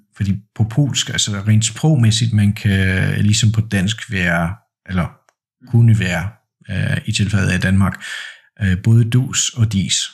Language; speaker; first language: Danish; non-native, fluent; Polish